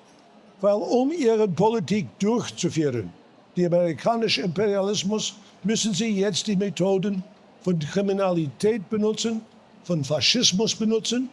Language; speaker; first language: German; non-native, fluent; English